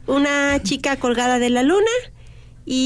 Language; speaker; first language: Spanish; native; Spanish